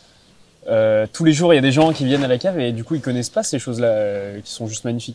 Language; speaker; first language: French; native; French